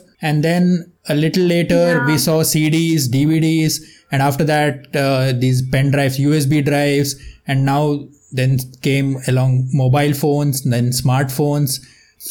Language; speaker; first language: English; non-native, local second language; Kannada